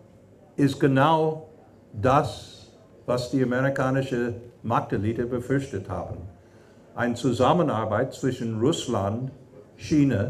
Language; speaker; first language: German; non-native, fluent; English